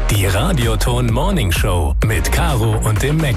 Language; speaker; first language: German; native; German